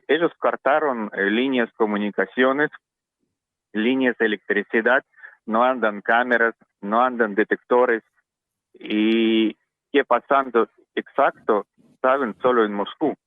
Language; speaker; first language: Spanish; non-native, learner; Russian